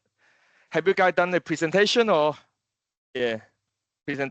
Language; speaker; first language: English; non-native, fluent; Cantonese